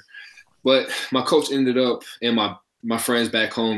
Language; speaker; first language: English; native; English